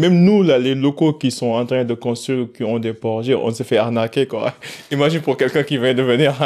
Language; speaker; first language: French; non-native, local second language; Wolof